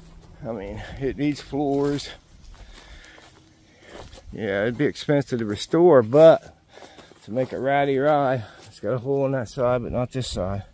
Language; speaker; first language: English; native; English